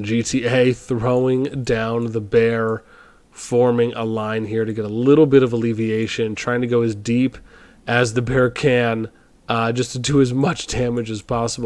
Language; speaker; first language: English; native; English